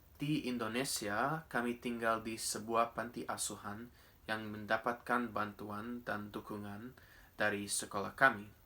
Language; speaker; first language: Indonesian; non-native, fluent; English